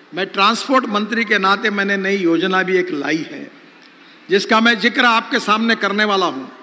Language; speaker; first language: Hindi; non-native, local second language; Marathi